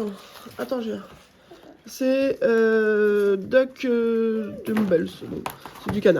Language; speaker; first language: French; native; French